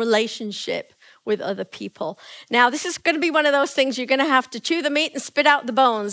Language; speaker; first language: English; native; English